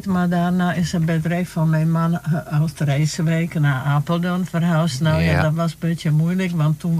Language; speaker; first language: Dutch; non-native, fluent; Czech